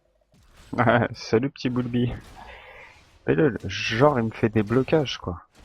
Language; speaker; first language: French; native; French